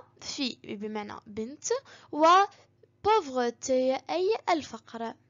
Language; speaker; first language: Arabic; native; Arabic